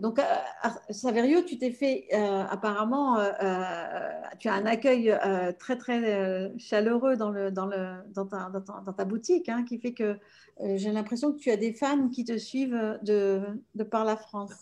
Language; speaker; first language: French; native; French